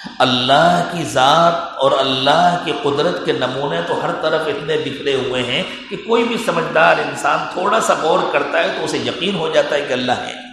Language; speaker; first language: Urdu; native; Urdu